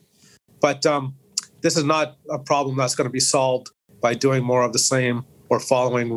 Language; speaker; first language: English; native; English